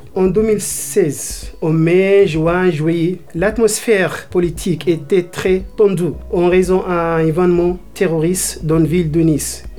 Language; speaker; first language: French; non-native, learner; Arabic